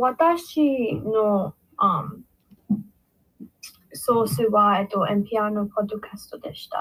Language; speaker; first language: Japanese; non-native, learner; English